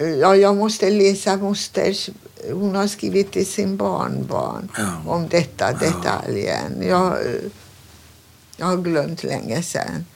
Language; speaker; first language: Swedish; non-native, fluent; Hungarian